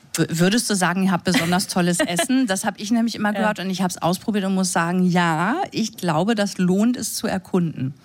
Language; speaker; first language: German; native; German